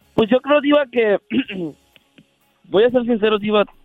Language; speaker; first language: Spanish; native; Spanish